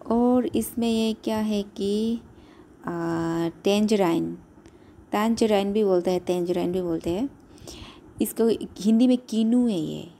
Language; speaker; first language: Hindi; non-native, local second language; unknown